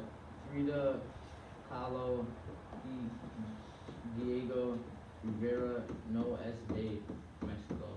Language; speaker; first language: Spanish; non-native, learner; English